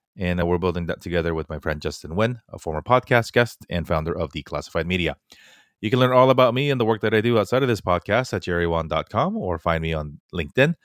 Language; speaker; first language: English; native; English